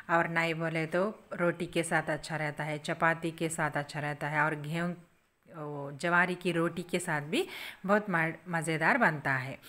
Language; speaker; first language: Hindi; native; Hindi